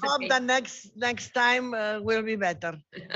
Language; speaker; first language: English; non-native, learner; Spanish